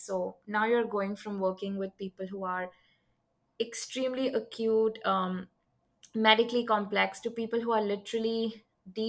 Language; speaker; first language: English; non-native, local second language; Hindi